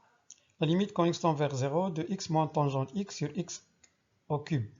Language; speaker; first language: French; non-native, local second language; Arabic